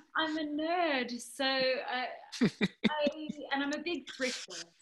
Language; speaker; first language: English; native; English